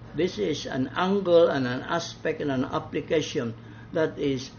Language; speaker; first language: English; non-native, local second language; Cebuano